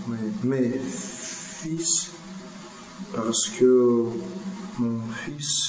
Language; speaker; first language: French; non-native, learner; Russian